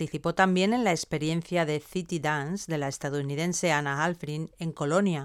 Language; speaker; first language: Spanish; native; Spanish